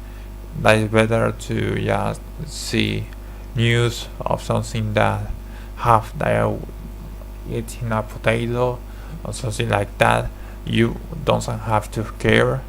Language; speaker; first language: English; non-native, learner; Spanish